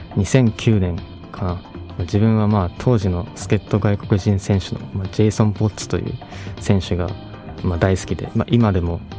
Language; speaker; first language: Japanese; native; Japanese